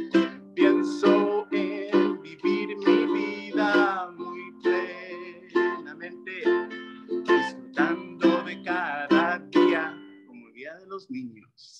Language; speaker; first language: Spanish; early bilingual, other home language; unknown